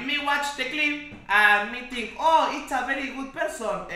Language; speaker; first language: English; non-native, learner; Spanish